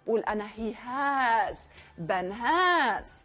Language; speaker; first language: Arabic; native; Arabic